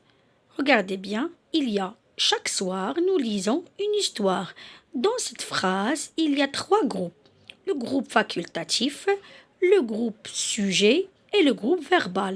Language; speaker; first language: French; non-native, local second language; Arabic